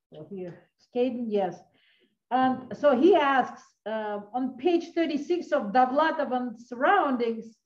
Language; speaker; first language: English; early bilingual, other home language; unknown